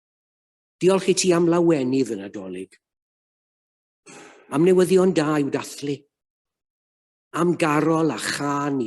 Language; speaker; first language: Welsh; native; Welsh